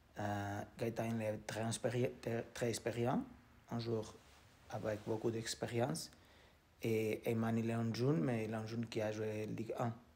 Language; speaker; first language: French; non-native, learner; Portuguese